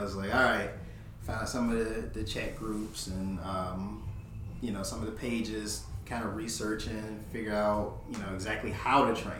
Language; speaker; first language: English; native; English